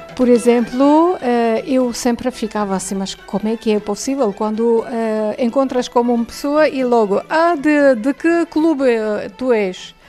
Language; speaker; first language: Portuguese; non-native, fluent; Armenian